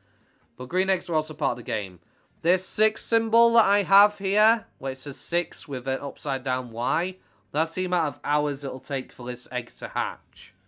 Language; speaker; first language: English; native; English